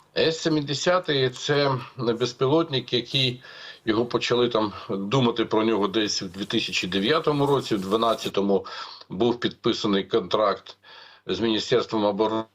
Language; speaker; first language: Ukrainian; non-native, local second language; Russian